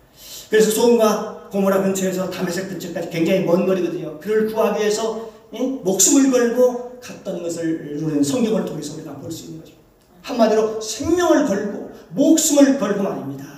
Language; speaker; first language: Korean; native; Korean